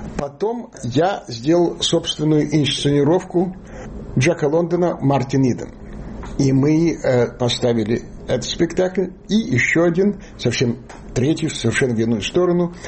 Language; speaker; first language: Russian; native; Russian